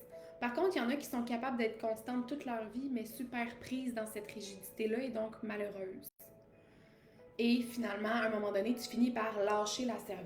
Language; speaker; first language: French; native; French